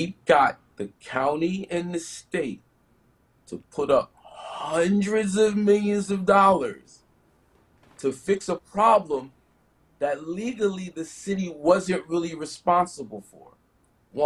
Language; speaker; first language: English; native; English